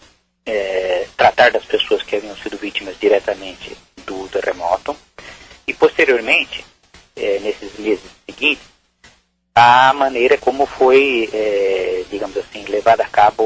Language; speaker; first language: Portuguese; native; Portuguese